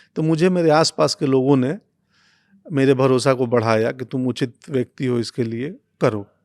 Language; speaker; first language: Hindi; non-native, local second language; Bhojpuri